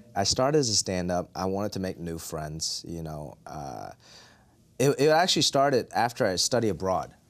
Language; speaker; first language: English; non-native, local second language; Cantonese